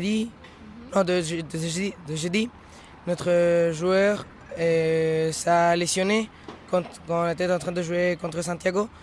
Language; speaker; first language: French; non-native, learner; Spanish